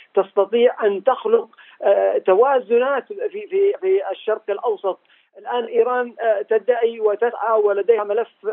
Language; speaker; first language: Arabic; native; Arabic